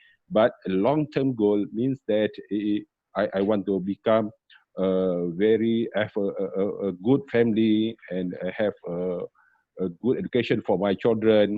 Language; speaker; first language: English; non-native, learner; Malay